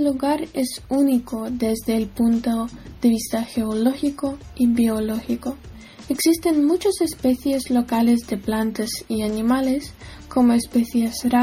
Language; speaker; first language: Spanish; non-native, learner; Ukrainian